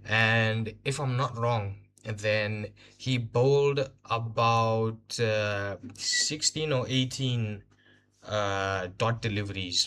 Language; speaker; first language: English; non-native, local second language; Hindi